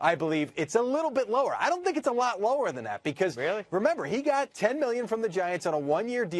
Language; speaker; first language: English; native; English